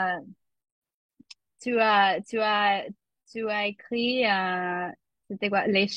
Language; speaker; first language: French; non-native, learner; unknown